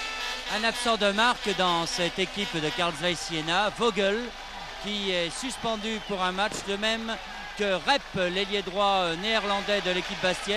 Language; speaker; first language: French; native; French